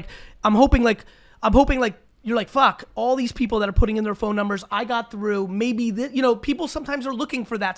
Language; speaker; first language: English; early bilingual, other home language; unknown